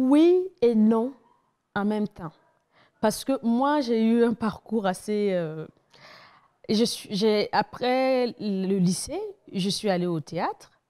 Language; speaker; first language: French; non-native, local second language; Mossi